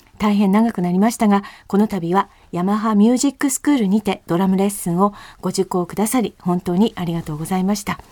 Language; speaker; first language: Japanese; native; Japanese